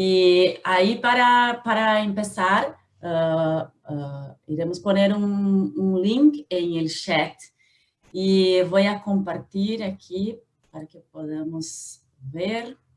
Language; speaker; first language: Spanish; non-native, learner; Portuguese